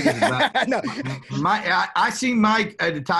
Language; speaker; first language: English; early bilingual, other home language; Spanish